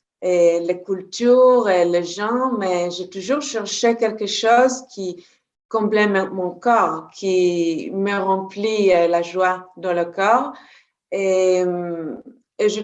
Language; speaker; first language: French; non-native, fluent; Hebrew